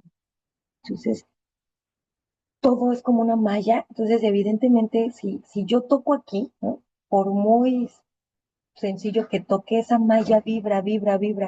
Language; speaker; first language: Spanish; native; Spanish